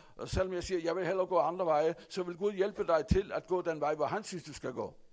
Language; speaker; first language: Danish; non-native, fluent; Rundi